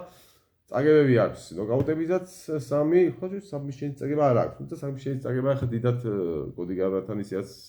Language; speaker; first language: Georgian; native; Georgian